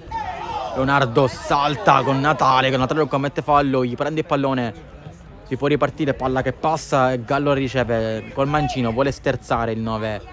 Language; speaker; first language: Italian; native; Italian